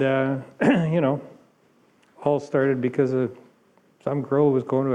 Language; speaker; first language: English; native; English